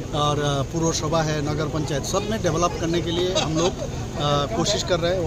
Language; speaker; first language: Hindi; non-native, local second language; Bangla